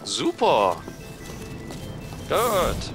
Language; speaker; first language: German; native; German